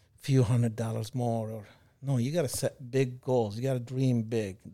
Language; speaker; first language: English; non-native, fluent; Arabic